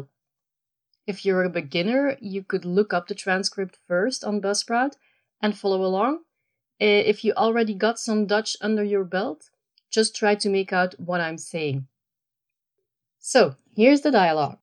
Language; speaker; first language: English; non-native, fluent; Dutch